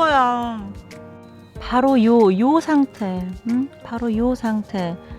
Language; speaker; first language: Korean; native; Korean